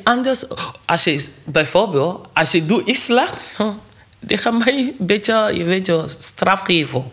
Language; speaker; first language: Dutch; non-native, learner; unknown